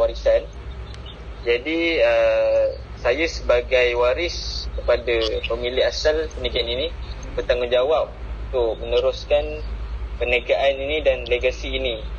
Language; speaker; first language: Malay; native; Malay